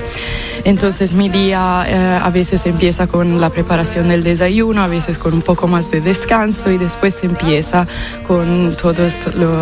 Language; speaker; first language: Spanish; non-native, fluent; Italian